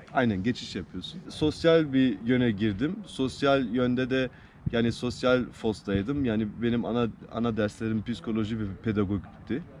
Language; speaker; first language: Turkish; early bilingual, heritage; Turkish